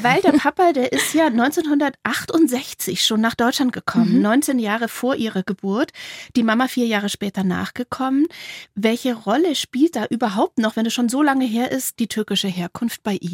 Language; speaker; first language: German; native; German